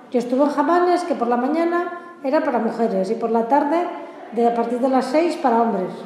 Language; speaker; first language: Spanish; native; Spanish